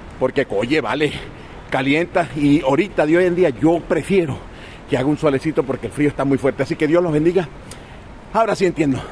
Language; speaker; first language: Spanish; native; Spanish